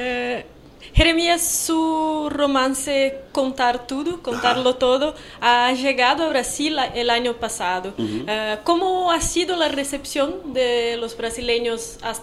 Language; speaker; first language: Spanish; non-native, fluent; Portuguese